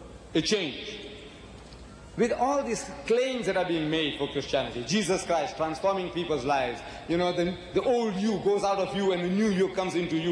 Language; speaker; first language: English; early bilingual, other home language; Gujarati